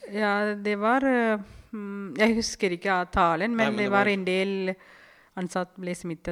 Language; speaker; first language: Norwegian; non-native, fluent; Tamil